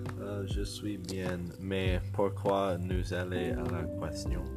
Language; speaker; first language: French; non-native, learner; English